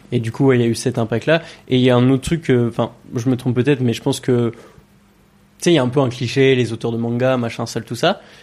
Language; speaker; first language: French; native; French